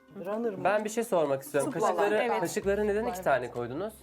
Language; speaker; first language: Turkish; native; Turkish